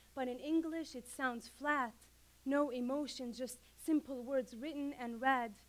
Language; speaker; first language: English; non-native, fluent; Arabic